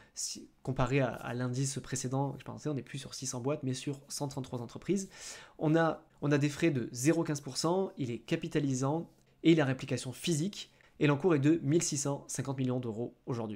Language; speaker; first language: French; native; French